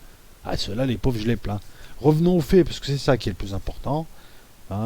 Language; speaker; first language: French; native; French